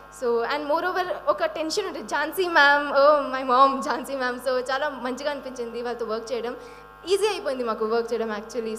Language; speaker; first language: Telugu; non-native, local second language; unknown